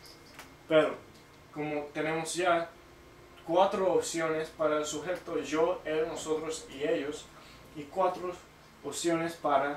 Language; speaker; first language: Spanish; non-native, fluent; English